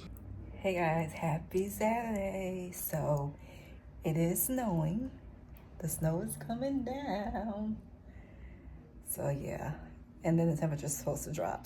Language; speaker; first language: English; native; English